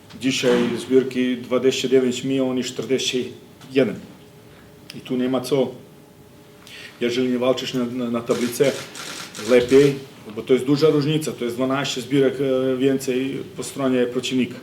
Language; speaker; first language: Polish; non-native, fluent; Serbian